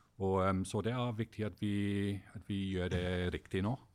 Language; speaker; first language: Norwegian; non-native, fluent; English